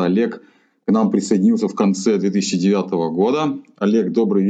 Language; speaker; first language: Russian; native; Russian